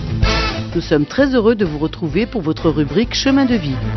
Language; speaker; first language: French; native; French